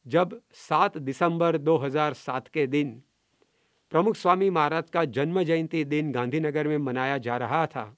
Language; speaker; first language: Hindi; non-native, local second language; Gujarati